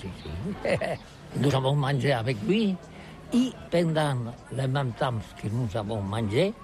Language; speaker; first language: French; non-native, fluent; Catalan